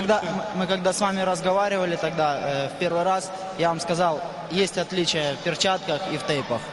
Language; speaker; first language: Russian; native; Russian